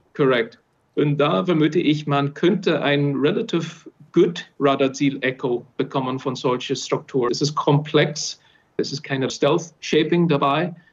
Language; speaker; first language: German; non-native, fluent; English